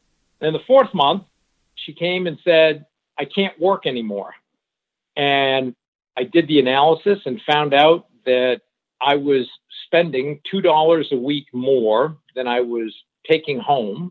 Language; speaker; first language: English; early bilingual, other home language; French